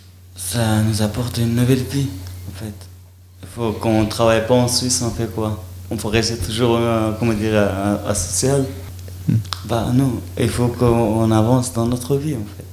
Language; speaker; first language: French; non-native, learner; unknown